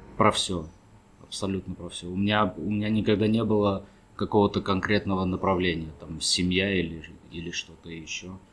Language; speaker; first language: Russian; early bilingual, other home language; Armenian